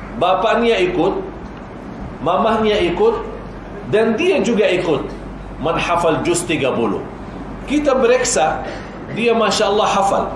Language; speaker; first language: Malay; non-native, fluent; Arabic